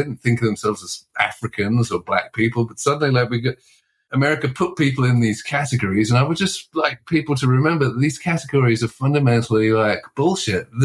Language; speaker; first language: English; native; English